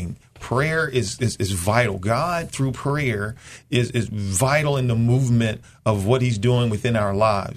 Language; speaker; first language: English; native; English